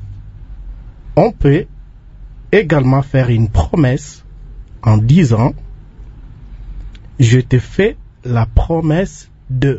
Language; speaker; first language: French; non-native, local second language; Lingala